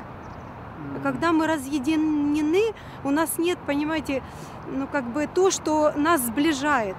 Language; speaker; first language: Russian; native; Russian